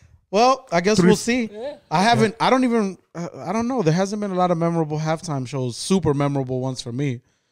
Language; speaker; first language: English; early bilingual, other home language; Spanish